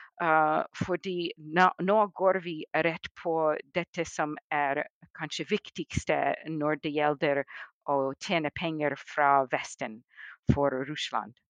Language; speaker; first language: Norwegian; non-native, fluent; English